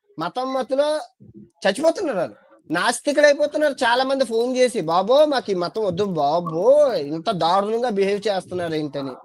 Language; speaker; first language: Telugu; native; Telugu